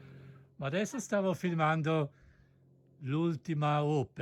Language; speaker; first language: Italian; non-native, fluent; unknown